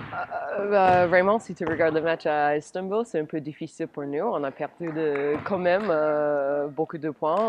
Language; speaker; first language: French; non-native, learner; English